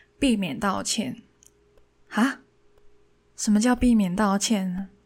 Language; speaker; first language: Chinese; non-native, local second language; Cantonese